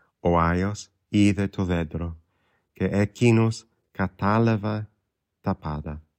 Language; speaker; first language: Greek; non-native, fluent; English